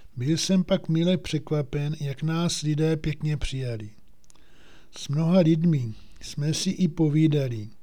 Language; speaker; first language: Czech; native; Czech